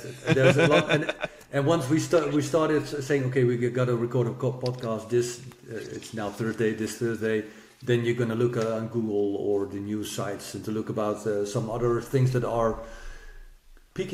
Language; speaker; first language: English; non-native, fluent; Dutch